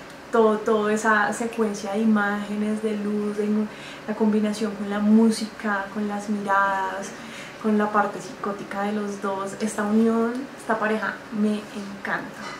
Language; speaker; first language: Spanish; native; Spanish